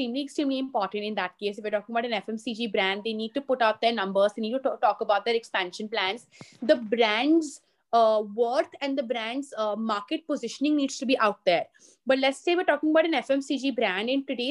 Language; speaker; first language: English; non-native, local second language; Hindi